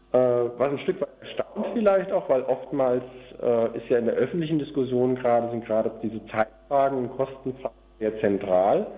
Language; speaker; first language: German; native; German